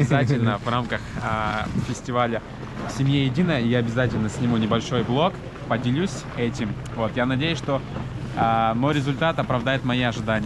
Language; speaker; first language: Russian; native; Russian